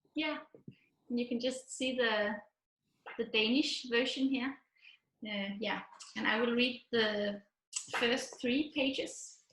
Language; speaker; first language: English; non-native, fluent; Danish